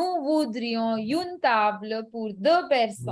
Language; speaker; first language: French; non-native, fluent; Hindi